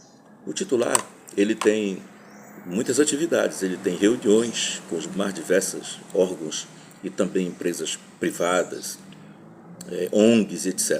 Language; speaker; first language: Portuguese; native; Portuguese